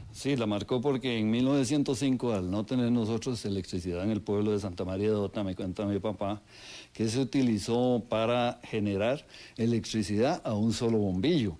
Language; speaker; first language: Spanish; native; Spanish